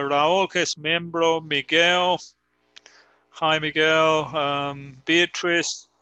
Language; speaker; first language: Spanish; non-native, fluent; English